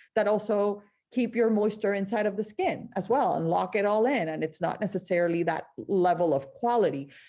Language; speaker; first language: English; non-native, fluent; Spanish